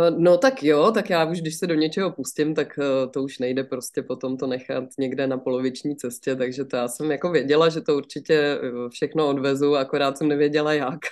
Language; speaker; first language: Czech; native; Czech